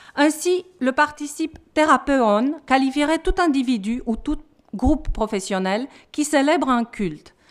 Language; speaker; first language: French; non-native, fluent; Romanian